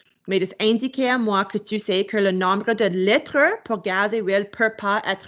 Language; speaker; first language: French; non-native, local second language; English